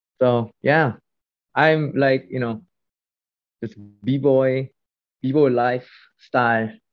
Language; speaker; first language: English; non-native, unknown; Korean